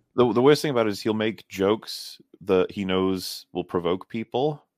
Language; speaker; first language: English; native; English